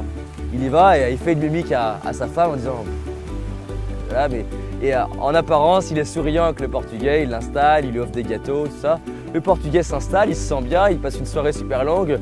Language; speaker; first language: French; native; French